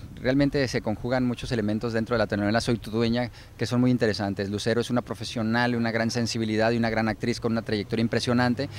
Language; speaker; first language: Spanish; native; Spanish